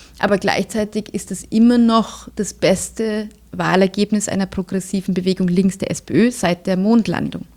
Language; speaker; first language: German; native; German